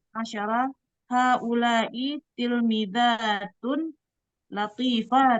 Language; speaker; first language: Arabic; non-native, learner; Indonesian